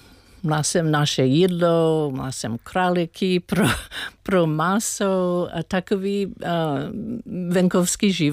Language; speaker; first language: Czech; non-native, learner; English